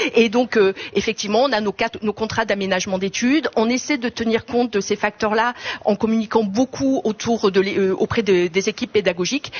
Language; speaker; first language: French; native; French